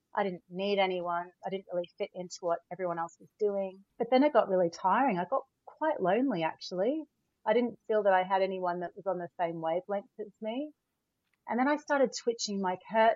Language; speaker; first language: English; native; English